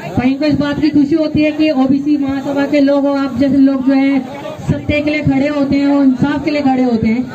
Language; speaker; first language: Hindi; native; Hindi